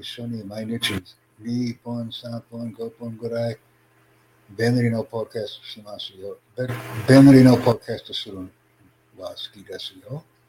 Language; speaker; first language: Japanese; non-native, learner; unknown